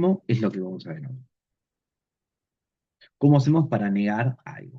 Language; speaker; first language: Spanish; native; Spanish